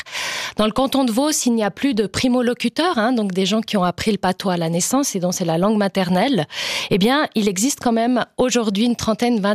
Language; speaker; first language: French; native; French